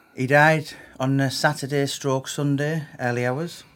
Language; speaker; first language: English; native; English